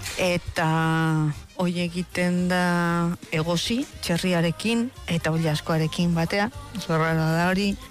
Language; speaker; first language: Basque; early bilingual, heritage; Spanish